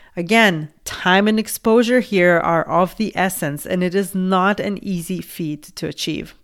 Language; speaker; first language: English; non-native, fluent; Lithuanian